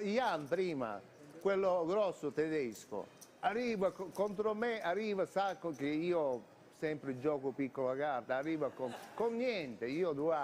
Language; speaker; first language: Italian; non-native, learner; Russian